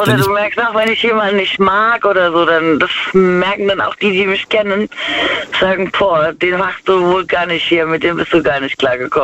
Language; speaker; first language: German; native; German